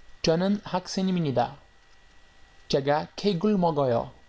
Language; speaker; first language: Korean; non-native, fluent; Portuguese